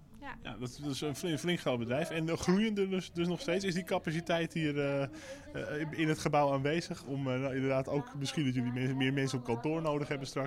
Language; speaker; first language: Dutch; native; Dutch